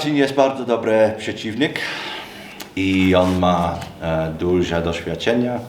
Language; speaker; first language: Polish; non-native, learner; English